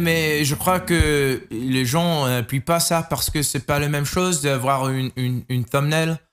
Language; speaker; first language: French; non-native, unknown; English